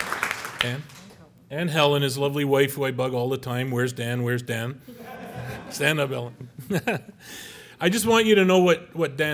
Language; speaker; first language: English; native; English